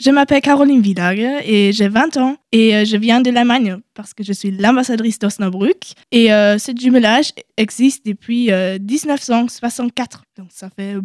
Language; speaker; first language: French; non-native, learner; German